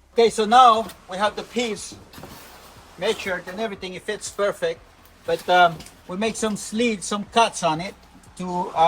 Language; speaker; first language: English; non-native, fluent; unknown